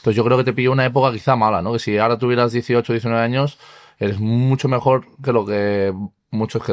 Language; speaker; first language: Spanish; native; Spanish